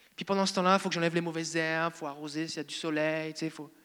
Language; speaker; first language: French; native; French